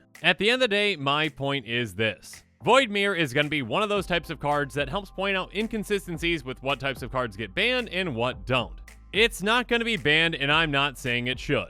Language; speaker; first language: English; native; English